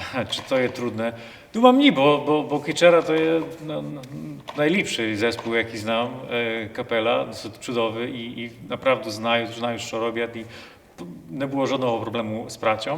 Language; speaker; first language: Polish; non-native, local second language; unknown